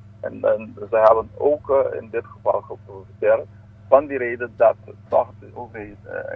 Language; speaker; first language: Dutch; non-native, local second language; Papiamento